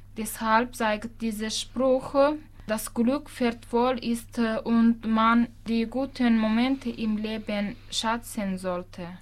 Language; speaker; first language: German; non-native, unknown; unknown